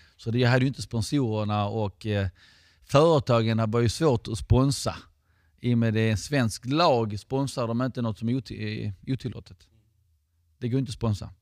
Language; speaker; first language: Swedish; non-native, fluent; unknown